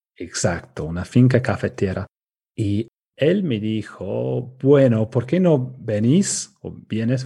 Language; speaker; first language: Spanish; non-native, fluent; English